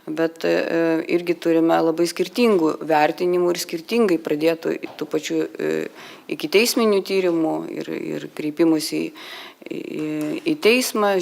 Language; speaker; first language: Lithuanian; non-native, local second language; Polish